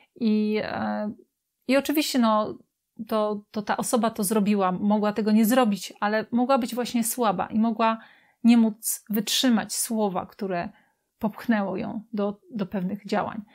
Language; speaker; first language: Polish; native; Polish